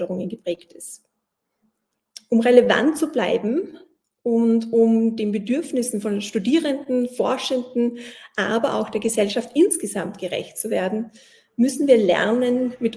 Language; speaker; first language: German; native; German